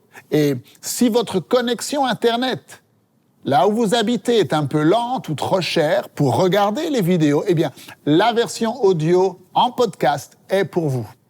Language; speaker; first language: French; native; French